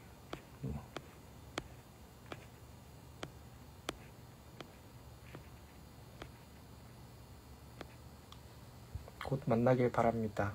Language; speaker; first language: Korean; native; Korean